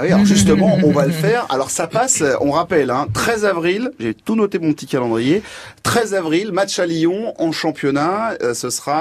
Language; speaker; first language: French; native; French